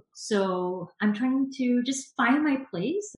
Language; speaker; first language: English; native; English